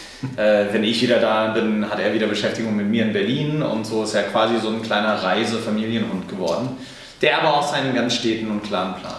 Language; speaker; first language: German; native; German